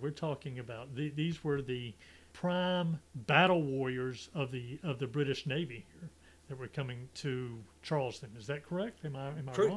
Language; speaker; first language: English; native; English